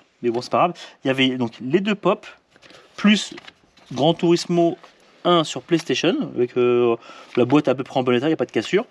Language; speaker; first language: French; native; French